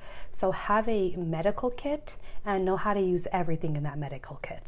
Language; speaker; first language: English; native; English